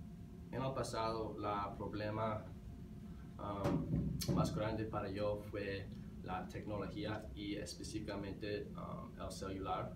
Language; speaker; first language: Spanish; non-native, learner; English